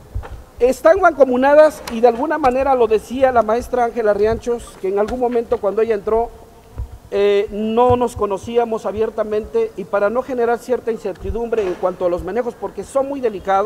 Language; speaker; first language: Spanish; native; Spanish